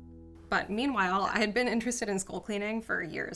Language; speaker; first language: English; native; English